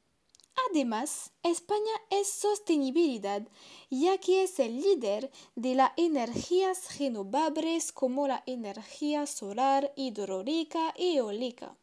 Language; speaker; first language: Spanish; non-native, learner; French